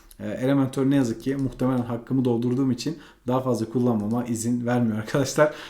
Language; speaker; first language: Turkish; native; Turkish